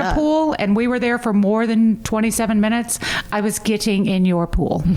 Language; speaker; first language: English; native; English